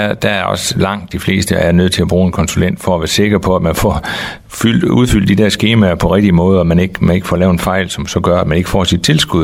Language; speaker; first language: Danish; native; Danish